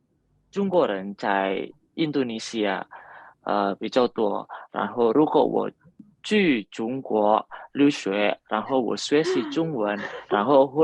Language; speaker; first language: Chinese; non-native, learner; Indonesian